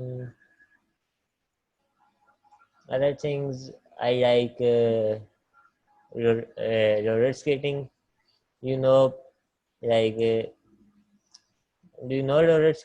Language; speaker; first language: English; non-native, learner; Punjabi